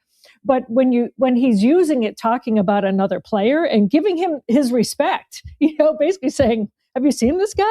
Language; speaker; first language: English; native; English